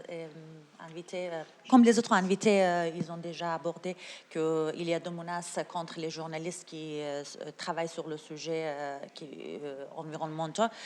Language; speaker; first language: French; non-native, learner; Persian